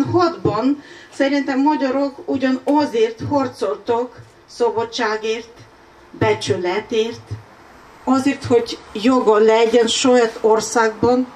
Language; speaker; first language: Hungarian; non-native, fluent; Ukrainian